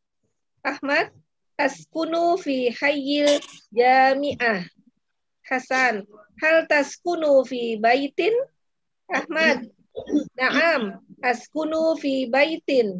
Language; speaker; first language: Arabic; non-native, learner; Indonesian